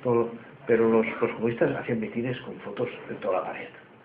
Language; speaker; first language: Spanish; native; Spanish